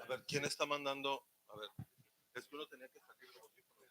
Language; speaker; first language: Spanish; native; Spanish